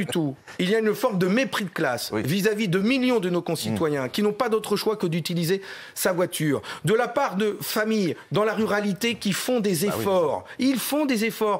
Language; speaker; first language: French; native; French